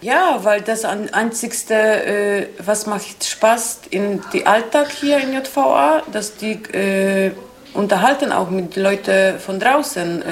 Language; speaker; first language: German; non-native, learner; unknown